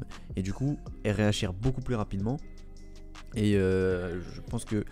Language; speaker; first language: French; native; French